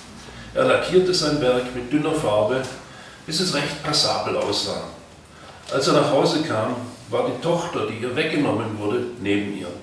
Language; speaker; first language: German; native; German